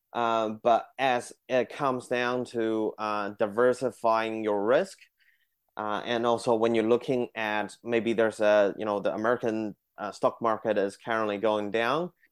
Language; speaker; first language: English; non-native, fluent; Chinese